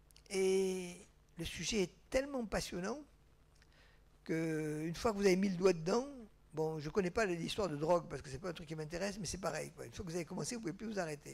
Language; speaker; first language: French; native; French